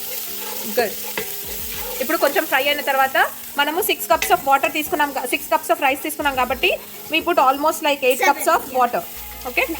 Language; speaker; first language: Telugu; native; Telugu